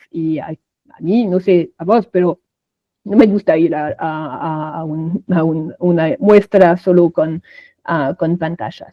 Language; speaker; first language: Spanish; non-native, fluent; French